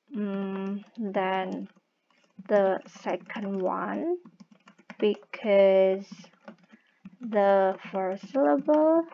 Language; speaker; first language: English; non-native, fluent; Indonesian